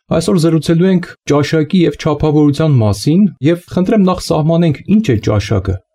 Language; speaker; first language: Armenian; native; Armenian